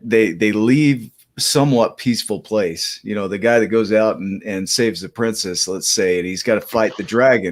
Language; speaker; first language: English; native; English